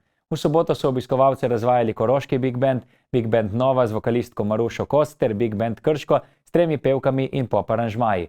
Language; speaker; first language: Slovenian; native; Slovenian